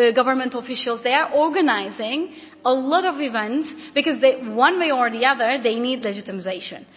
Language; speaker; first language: English; non-native, fluent; Turkish